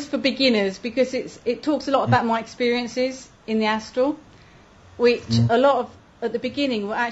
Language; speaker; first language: English; native; English